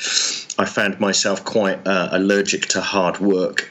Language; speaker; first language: English; native; English